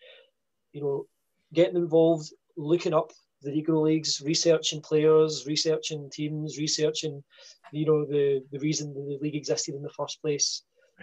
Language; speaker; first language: English; native; English